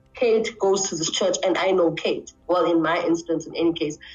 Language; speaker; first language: English; non-native, local second language; Xhosa